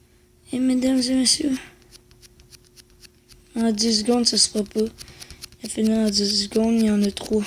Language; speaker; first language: French; native; French